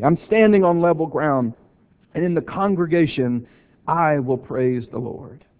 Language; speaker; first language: English; native; English